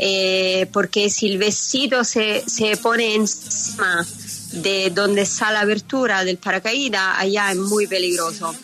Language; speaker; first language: Spanish; non-native, fluent; Italian